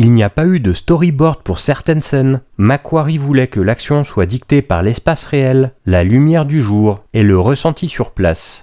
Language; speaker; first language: French; native; French